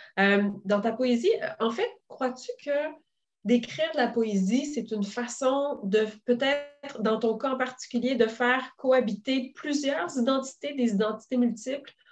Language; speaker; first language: French; native; French